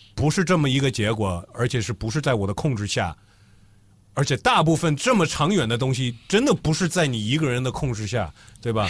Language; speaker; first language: Chinese; non-native, fluent; English